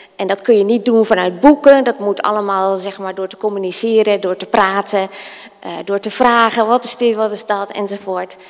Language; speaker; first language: Dutch; native; Dutch